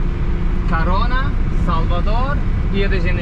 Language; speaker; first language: Portuguese; non-native, learner; Turkish